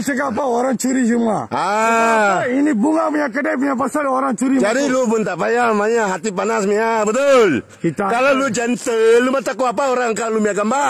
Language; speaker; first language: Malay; non-native, local second language; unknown